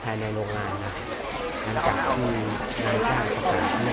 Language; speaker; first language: Thai; non-native, local second language; Northeastern Thai